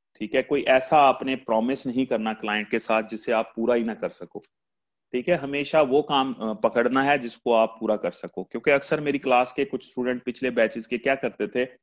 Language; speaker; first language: Urdu; non-native, local second language; Punjabi